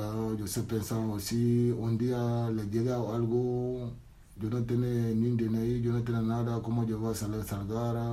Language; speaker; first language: Spanish; non-native, learner; Wolof